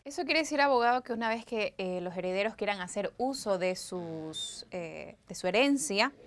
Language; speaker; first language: Spanish; native; Spanish